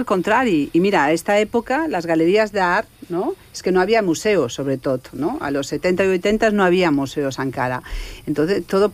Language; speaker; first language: Catalan; non-native, local second language; Spanish